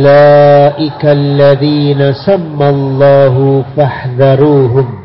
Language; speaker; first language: Arabic; non-native, fluent; Indonesian